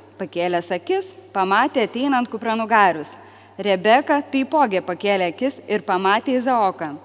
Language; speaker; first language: Lithuanian; native; Lithuanian